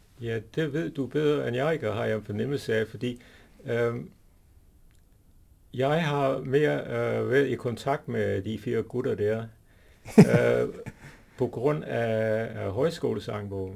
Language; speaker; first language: Danish; non-native, fluent; English